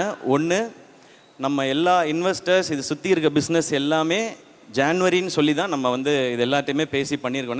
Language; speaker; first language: Tamil; native; Tamil